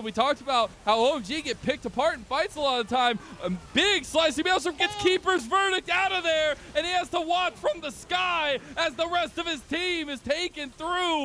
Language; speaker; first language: English; native; English